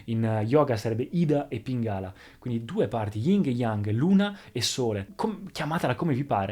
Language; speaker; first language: Italian; native; Italian